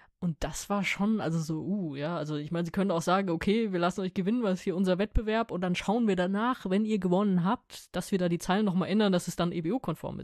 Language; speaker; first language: German; native; German